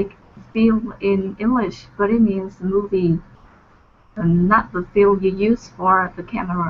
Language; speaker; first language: English; non-native, learner; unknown